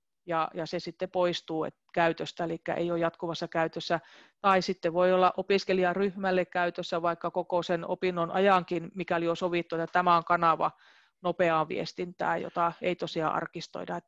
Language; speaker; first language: Finnish; native; Finnish